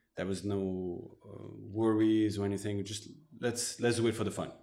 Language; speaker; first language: English; non-native, fluent; Arabic